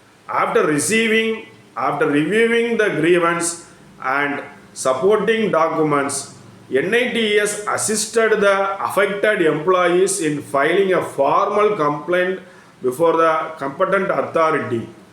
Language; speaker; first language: English; non-native, local second language; Tamil